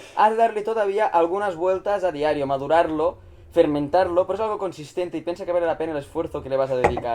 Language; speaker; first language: Spanish; non-native, local second language; Catalan